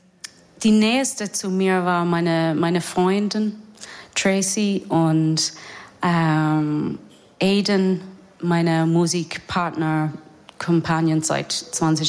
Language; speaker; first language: German; non-native, fluent; English